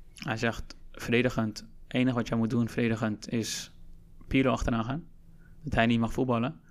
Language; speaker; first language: Dutch; early bilingual, other home language; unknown